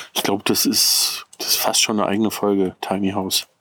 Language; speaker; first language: German; native; German